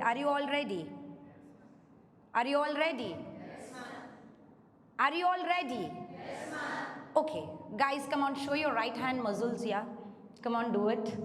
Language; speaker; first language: English; non-native, local second language; Kannada